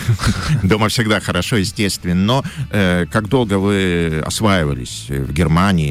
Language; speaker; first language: Russian; native; Russian